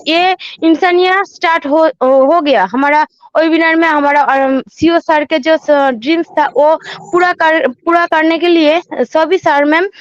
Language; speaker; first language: Hindi; non-native, learner; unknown